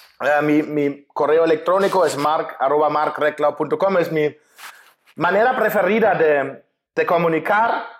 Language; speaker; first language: Spanish; non-native, fluent; German